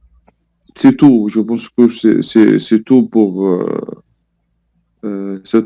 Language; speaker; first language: French; non-native, learner; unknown